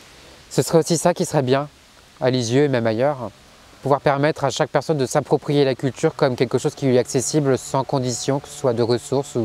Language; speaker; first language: French; native; French